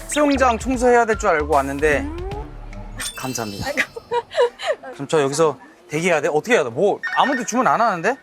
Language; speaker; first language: Korean; early bilingual, other home language; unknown